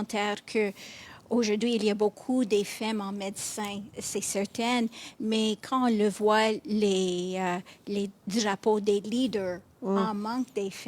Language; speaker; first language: French; non-native, fluent; English